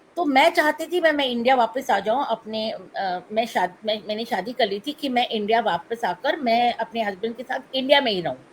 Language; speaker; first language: Hindi; non-native, local second language; Tamil